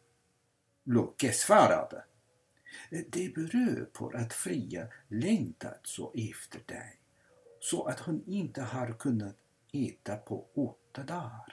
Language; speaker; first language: Swedish; non-native, fluent; English